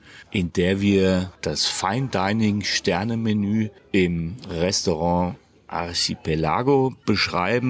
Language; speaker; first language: German; native; German